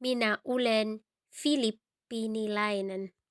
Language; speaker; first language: Finnish; non-native, fluent; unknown